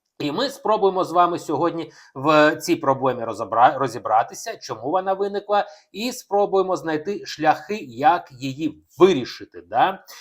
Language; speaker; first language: Ukrainian; non-native, local second language; Russian